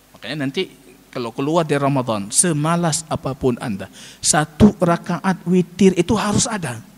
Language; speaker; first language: Malay; non-native, local second language; Achinese